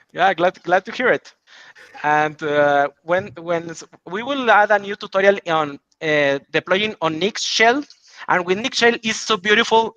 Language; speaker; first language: English; non-native, fluent; Spanish